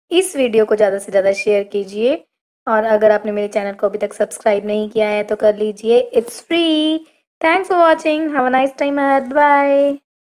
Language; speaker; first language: Hindi; non-native, local second language; Punjabi